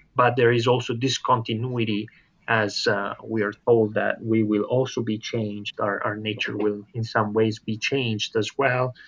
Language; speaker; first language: English; non-native, fluent; Italian